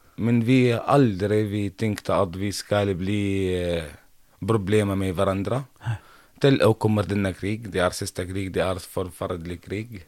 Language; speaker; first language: Norwegian; non-native, learner; Arabic